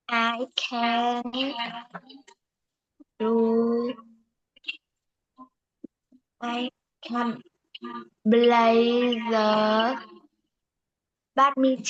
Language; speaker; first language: English; non-native, learner; Vietnamese